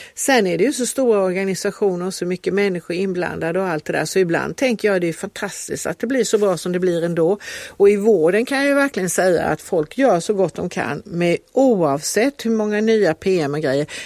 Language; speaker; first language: Swedish; native; Swedish